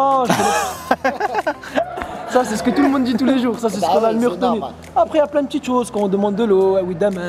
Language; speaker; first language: French; native; French